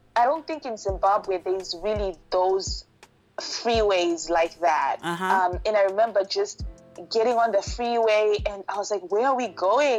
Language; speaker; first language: English; non-native, local second language; Shona